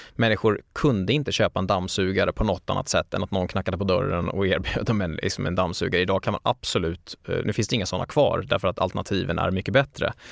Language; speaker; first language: Swedish; native; Swedish